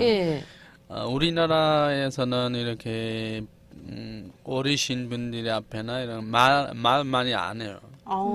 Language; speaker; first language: Korean; non-native, fluent; Bangla